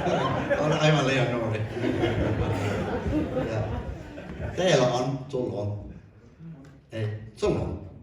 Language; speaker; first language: Finnish; non-native, fluent; English